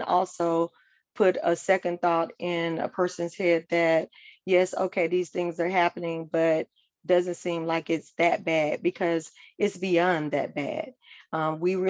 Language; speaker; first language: English; native; English